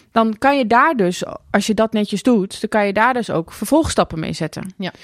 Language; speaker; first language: Dutch; native; Dutch